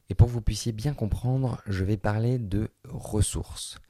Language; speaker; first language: French; native; French